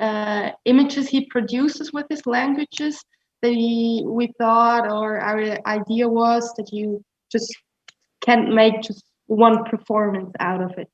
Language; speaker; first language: English; non-native, fluent; German